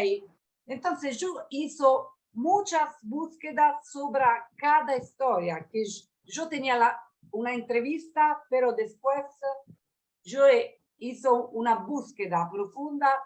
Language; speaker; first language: Spanish; non-native, learner; Italian